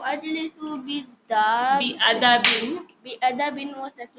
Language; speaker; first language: Arabic; non-native, learner; Urdu